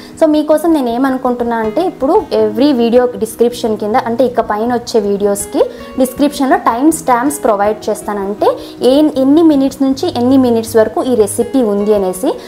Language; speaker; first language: Telugu; non-native, local second language; Kannada